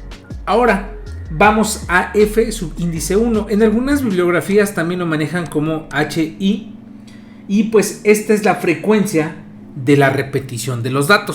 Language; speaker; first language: Spanish; native; Spanish